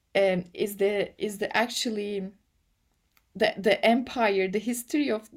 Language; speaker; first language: English; non-native, fluent; Turkish